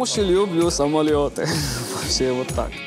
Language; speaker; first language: Russian; non-native, learner; Arabic